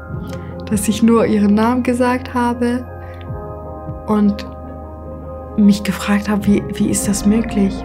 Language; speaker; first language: German; early bilingual, other home language; Kurdish